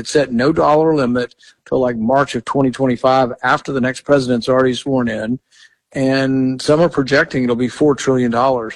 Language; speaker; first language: English; native; English